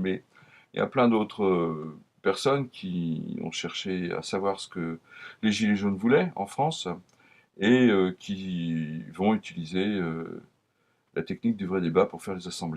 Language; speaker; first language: French; native; French